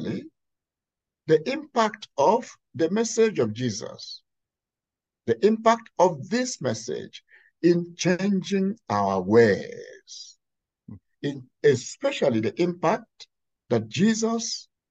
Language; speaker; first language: English; non-native, local second language; Igbo